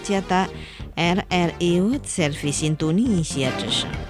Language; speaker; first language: Chinese; non-native, fluent; Indonesian